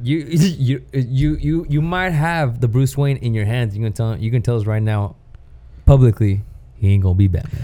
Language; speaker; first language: English; native; English